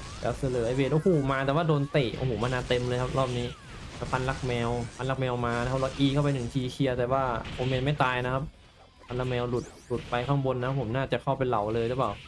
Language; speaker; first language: Thai; native; Thai